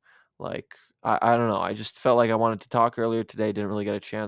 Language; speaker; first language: English; native; English